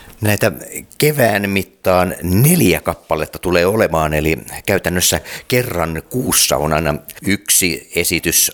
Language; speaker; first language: Finnish; native; Finnish